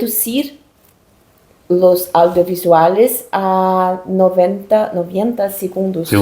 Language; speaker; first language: Spanish; non-native, learner; Portuguese